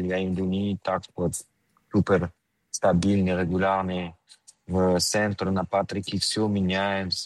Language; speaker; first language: Russian; non-native, fluent; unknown